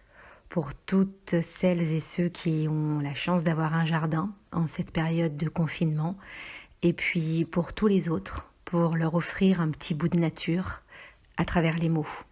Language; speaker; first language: French; native; French